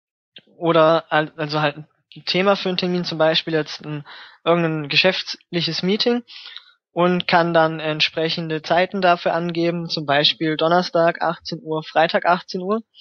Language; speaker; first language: German; native; German